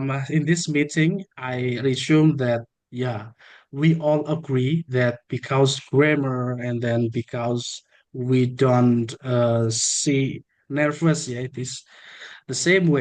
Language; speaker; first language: English; non-native, learner; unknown